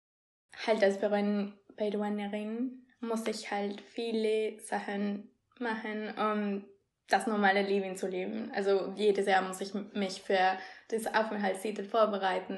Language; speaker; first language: German; non-native, fluent; Spanish